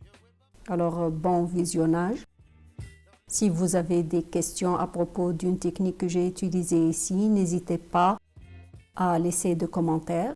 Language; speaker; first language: French; non-native, fluent; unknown